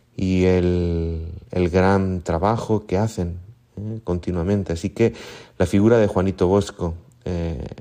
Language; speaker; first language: Spanish; native; Spanish